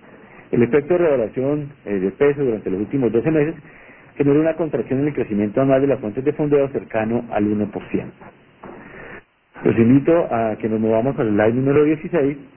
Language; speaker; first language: Spanish; native; Spanish